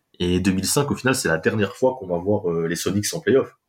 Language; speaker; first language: French; native; French